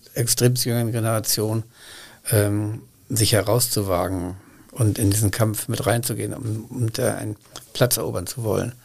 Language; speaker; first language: German; native; German